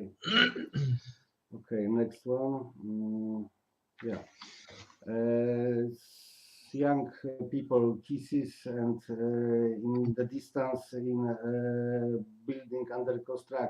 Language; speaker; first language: English; non-native, learner; Polish